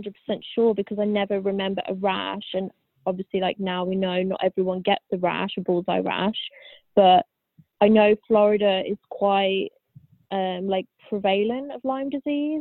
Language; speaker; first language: English; native; English